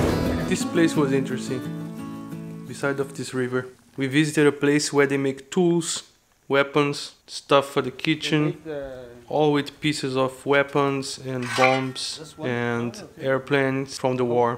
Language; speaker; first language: English; non-native, learner; Portuguese